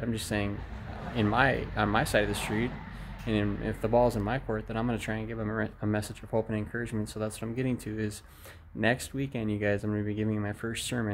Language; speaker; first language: English; native; English